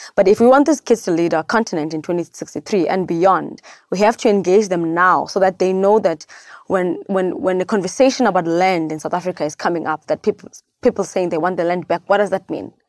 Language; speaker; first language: English; non-native, local second language; Xhosa